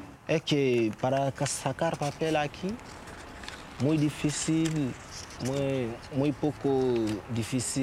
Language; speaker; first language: Spanish; non-native, learner; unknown